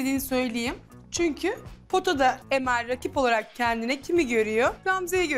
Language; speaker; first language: Turkish; native; Turkish